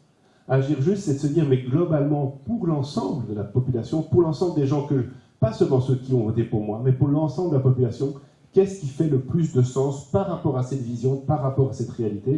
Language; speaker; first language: French; native; French